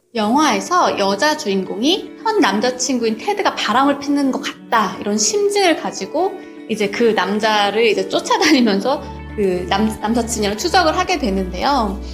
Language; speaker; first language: Korean; native; Korean